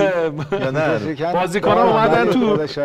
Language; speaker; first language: Persian; native; Persian